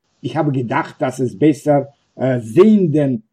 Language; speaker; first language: German; non-native, learner; Russian